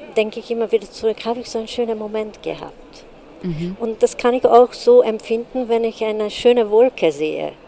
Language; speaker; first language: German; non-native, fluent; Hungarian